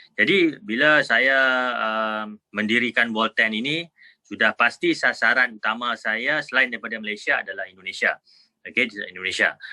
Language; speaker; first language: Malay; native; Malay